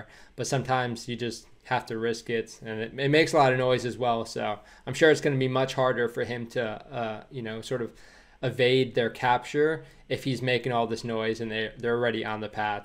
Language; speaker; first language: English; native; English